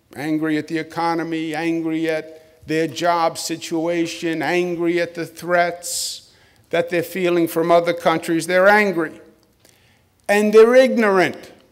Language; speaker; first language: English; native; English